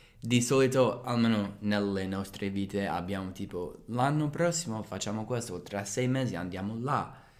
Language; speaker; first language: Italian; non-native, fluent; English